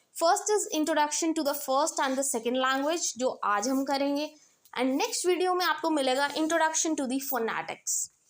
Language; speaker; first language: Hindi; non-native, local second language; Punjabi